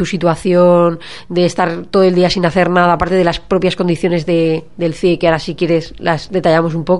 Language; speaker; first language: Spanish; native; Spanish